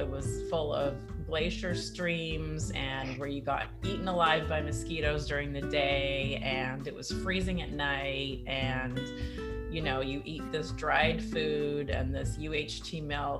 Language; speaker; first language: English; native; English